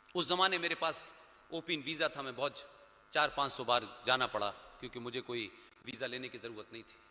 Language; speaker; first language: Hindi; native; Hindi